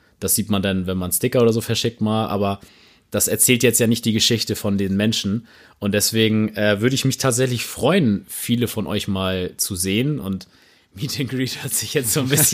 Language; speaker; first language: German; native; German